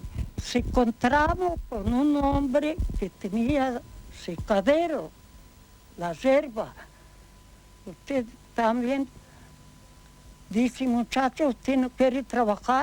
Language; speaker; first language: Spanish; non-native, learner; Ukrainian